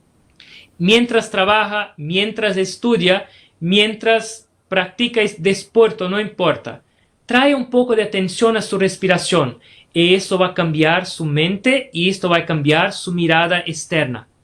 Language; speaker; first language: Spanish; non-native, fluent; Portuguese